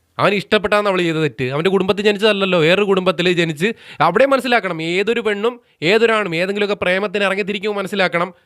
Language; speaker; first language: Malayalam; native; Malayalam